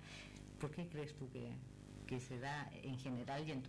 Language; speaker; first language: Spanish; native; Spanish